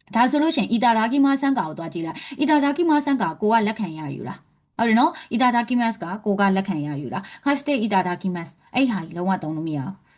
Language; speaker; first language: Burmese; native; Burmese